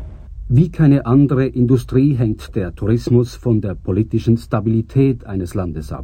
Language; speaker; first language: German; native; German